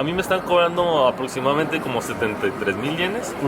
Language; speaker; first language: Spanish; native; Spanish